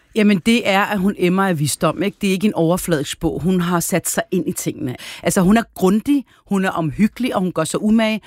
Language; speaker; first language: Danish; early bilingual, other home language; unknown